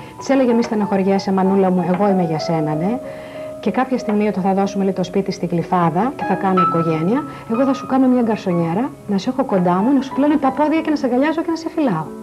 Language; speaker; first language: Greek; native; Greek